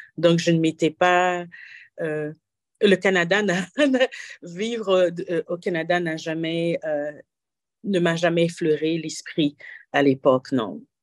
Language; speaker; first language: French; non-native, local second language; Haitian Creole